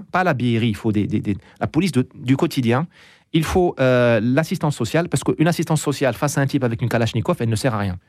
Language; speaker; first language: French; non-native, local second language; Arabic